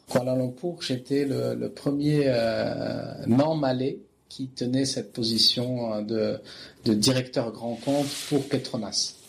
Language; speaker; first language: French; non-native, local second language; Arabic